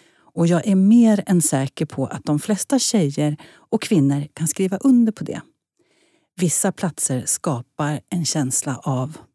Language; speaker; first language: Swedish; native; Swedish